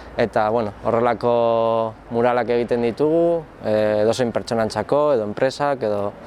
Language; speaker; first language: Basque; non-native, local second language; Spanish